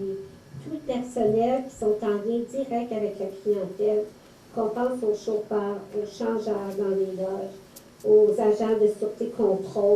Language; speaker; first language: French; native; French